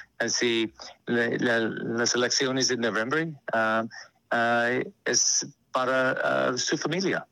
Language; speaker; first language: Spanish; non-native, learner; English